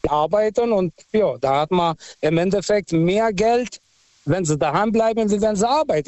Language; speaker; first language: German; non-native, local second language; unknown